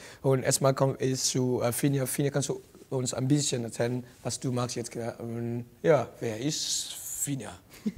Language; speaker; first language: German; non-native, learner; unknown